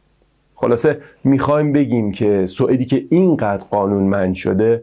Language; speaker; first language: Persian; native; Persian